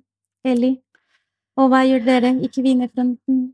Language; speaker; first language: Norwegian; non-native, fluent; Spanish